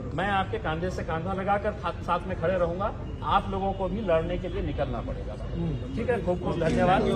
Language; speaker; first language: Hindi; non-native, local second language; Marathi